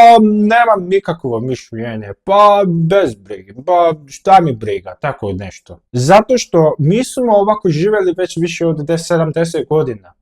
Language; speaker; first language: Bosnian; non-native, fluent; Korean